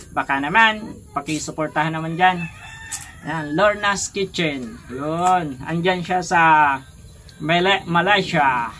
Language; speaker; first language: Filipino; non-native, local second language; Bikol